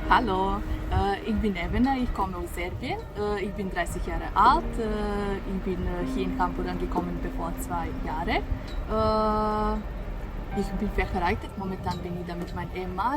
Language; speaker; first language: German; non-native, learner; Serbian